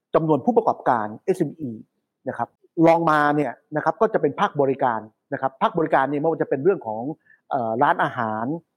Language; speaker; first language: Thai; native; Thai